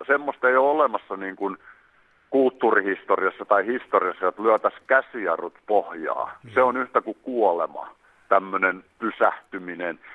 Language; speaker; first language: Finnish; native; Finnish